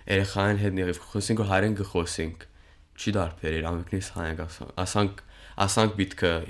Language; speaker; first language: Armenian; early bilingual, heritage; Armenian